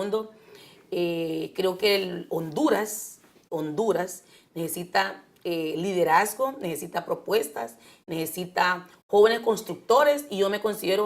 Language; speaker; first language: Spanish; native; Spanish